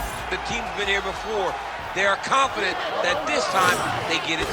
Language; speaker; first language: English; native; English